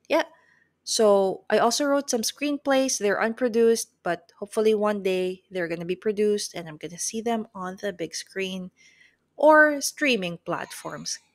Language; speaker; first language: English; non-native, local second language; Filipino